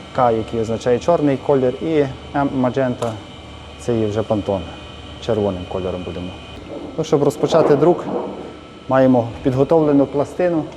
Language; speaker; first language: Ukrainian; native; Ukrainian